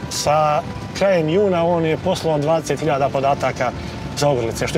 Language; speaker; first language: Croatian; native; Croatian